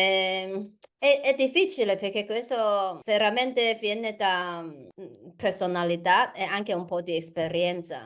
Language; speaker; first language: Italian; non-native, learner; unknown